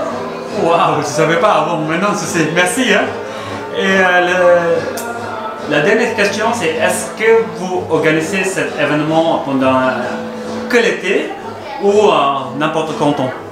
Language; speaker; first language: French; non-native, learner; Indonesian